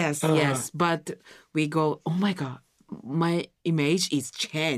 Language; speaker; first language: English; non-native, learner; Japanese